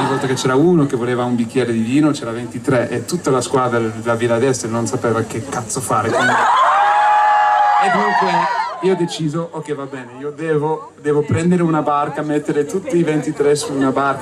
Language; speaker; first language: Italian; non-native, fluent; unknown